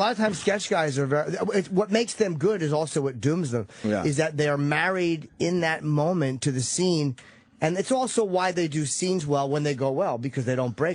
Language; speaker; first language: English; native; English